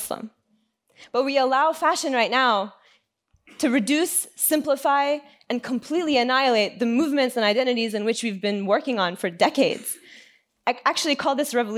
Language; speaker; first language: English; native; English